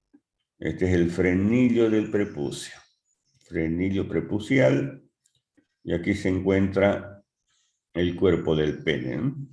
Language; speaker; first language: Spanish; native; Spanish